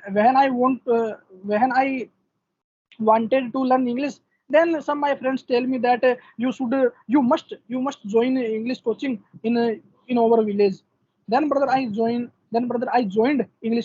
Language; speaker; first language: English; non-native, learner; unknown